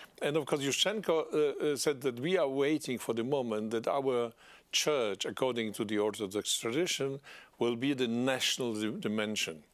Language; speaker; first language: English; non-native, fluent; Polish